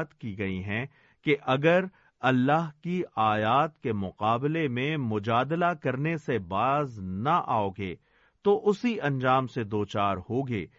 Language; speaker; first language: Urdu; native; Urdu